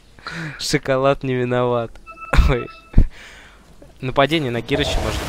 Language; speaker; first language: Russian; native; Russian